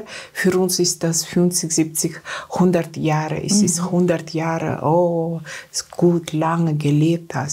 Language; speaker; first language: German; non-native, learner; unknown